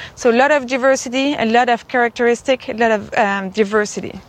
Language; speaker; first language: English; non-native, fluent; French